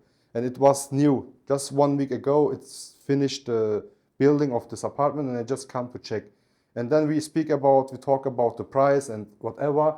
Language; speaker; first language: English; non-native, learner; Turkish